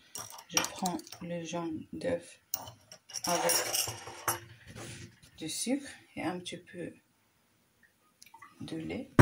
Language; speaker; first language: French; non-native, local second language; Arabic